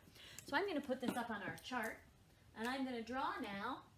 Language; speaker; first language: English; native; English